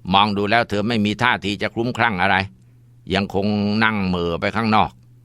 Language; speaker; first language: Thai; native; Thai